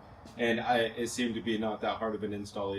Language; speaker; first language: English; native; English